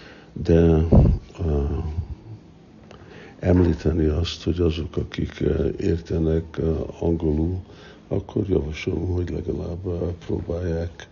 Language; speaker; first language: Hungarian; early bilingual, heritage; Hungarian